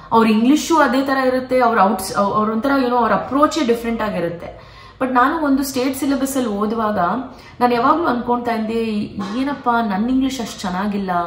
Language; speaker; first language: Kannada; non-native, local second language; Konkani